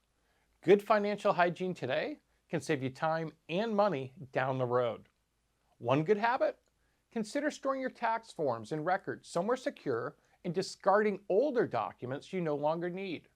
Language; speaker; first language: English; native; English